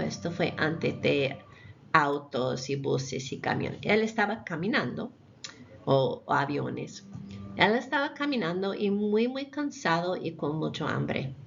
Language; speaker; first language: Spanish; non-native, fluent; English